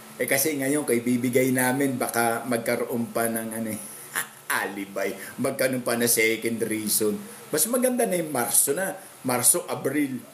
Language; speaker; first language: Filipino; non-native, local second language; Cebuano